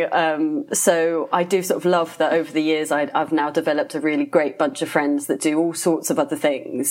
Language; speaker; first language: English; native; English